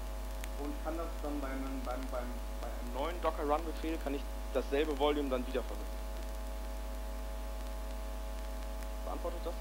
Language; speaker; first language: German; native; German